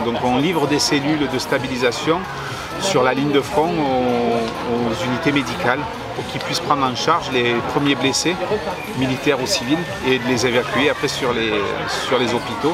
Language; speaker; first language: French; native; French